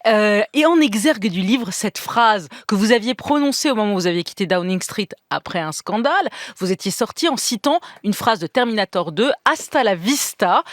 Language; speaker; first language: French; native; French